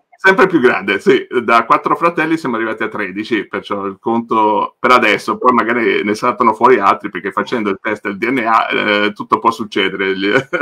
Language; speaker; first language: Italian; early bilingual, other home language; English